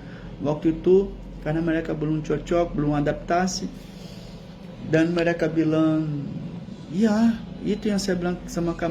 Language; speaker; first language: Indonesian; non-native, learner; Portuguese